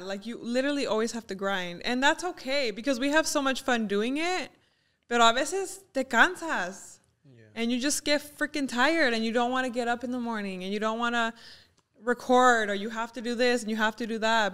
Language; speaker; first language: English; early bilingual, other home language; Spanish